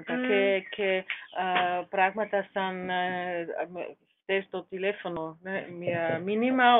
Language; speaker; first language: Greek; non-native, learner; German